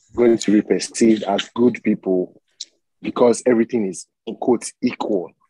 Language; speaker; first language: English; non-native, local second language; Yoruba